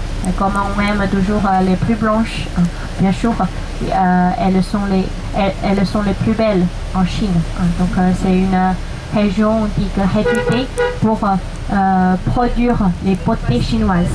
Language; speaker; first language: French; non-native, fluent; Chinese